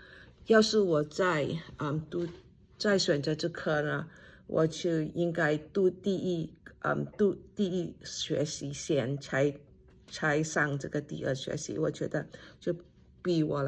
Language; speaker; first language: Chinese; non-native, fluent; English